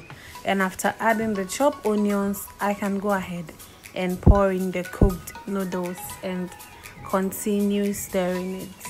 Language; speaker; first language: English; non-native, local second language; Akan